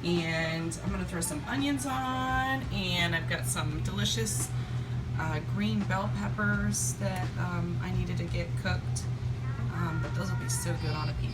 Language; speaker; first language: English; native; English